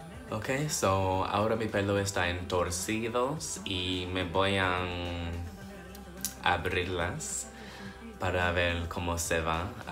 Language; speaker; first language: Spanish; non-native, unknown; English